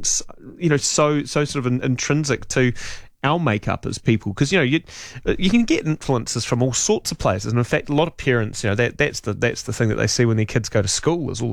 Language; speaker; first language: English; native; English